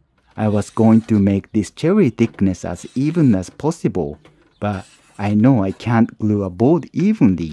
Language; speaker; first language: English; non-native, fluent; Japanese